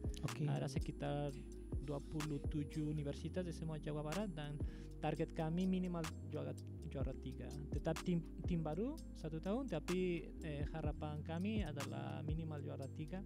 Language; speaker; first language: Indonesian; non-native, fluent; Spanish